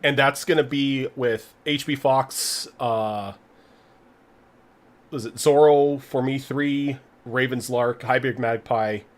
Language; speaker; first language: English; native; English